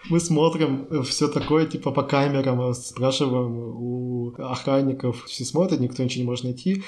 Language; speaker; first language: Russian; native; Russian